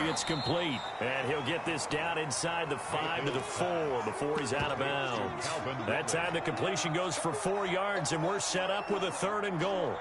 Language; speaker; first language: English; native; English